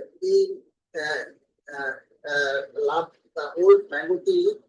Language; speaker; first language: English; non-native, learner; Bangla